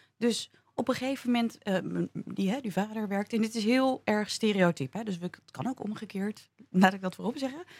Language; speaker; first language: Dutch; native; Dutch